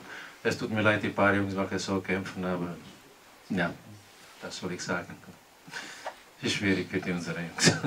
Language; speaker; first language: German; non-native, learner; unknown